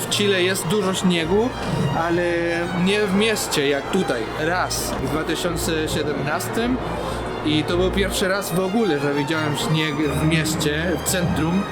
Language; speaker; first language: Polish; non-native, learner; Spanish